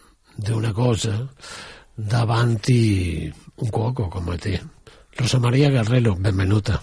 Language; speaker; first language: Italian; non-native, fluent; Catalan